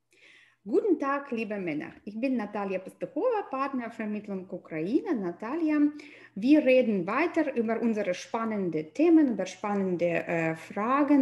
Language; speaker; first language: German; non-native, fluent; Russian